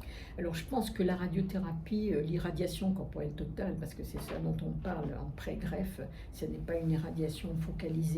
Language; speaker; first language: French; native; French